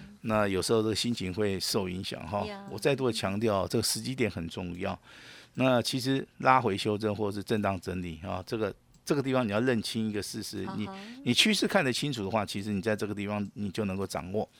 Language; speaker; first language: Chinese; native; Chinese